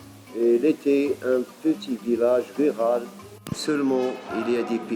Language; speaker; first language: French; non-native, local second language; Arabic